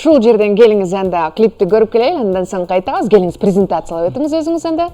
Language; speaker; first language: Kyrgyz; native; Kyrgyz